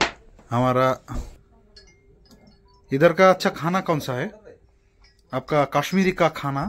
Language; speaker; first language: Hindi; non-native, local second language; Bangla